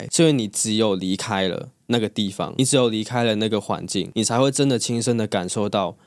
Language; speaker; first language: Chinese; non-native, local second language; Cantonese